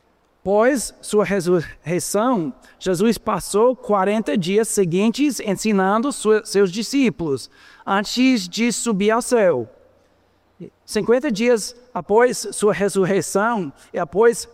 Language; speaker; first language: Portuguese; non-native, fluent; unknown